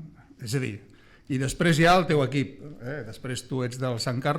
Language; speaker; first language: Catalan; native; Catalan